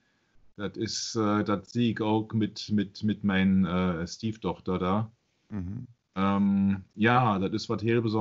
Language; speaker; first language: Dutch; non-native, learner; German